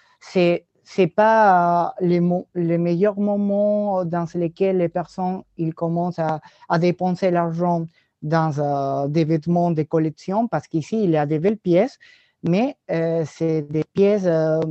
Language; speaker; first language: French; non-native, learner; Spanish